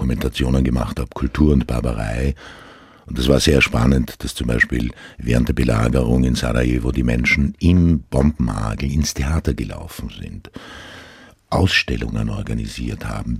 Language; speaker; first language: German; non-native, local second language; Croatian